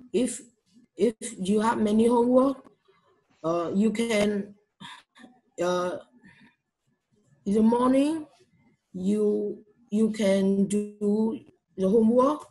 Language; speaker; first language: English; non-native, learner; Vietnamese